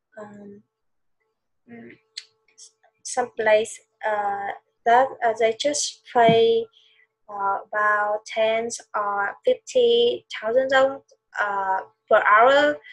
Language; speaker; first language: English; non-native, learner; Vietnamese